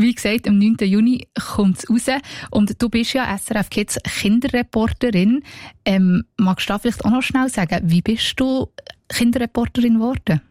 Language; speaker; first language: German; native; German